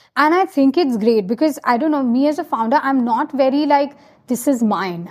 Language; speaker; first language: English; non-native, local second language; Hindi